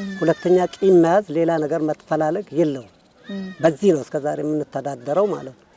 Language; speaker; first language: Amharic; non-native, local second language; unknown